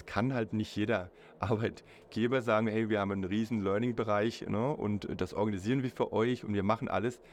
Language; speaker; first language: German; native; German